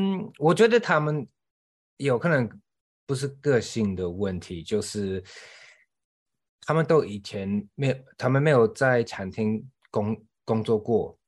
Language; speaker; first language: Chinese; non-native, fluent; English